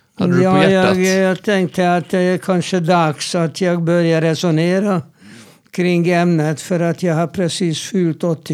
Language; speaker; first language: Swedish; non-native, fluent; Hungarian